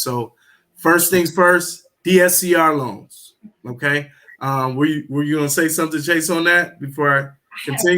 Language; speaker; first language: English; native; English